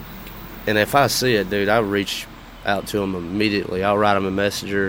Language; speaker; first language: English; native; English